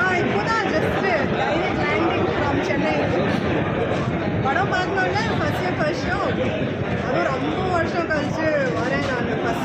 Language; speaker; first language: Tamil; non-native, local second language; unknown